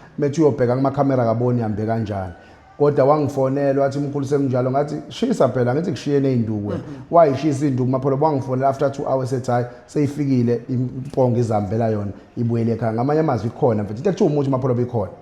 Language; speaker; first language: Zulu; native; Zulu